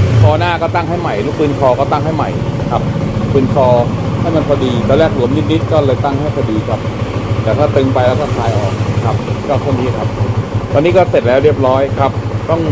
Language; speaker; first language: Thai; native; Thai